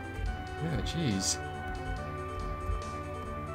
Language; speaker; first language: English; native; English